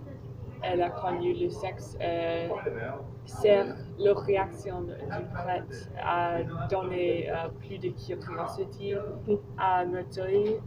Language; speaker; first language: French; non-native, learner; English